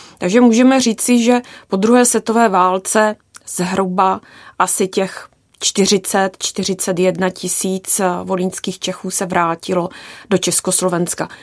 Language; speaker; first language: Czech; native; Czech